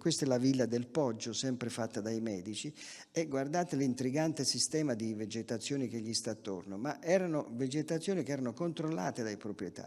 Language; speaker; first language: Italian; native; Italian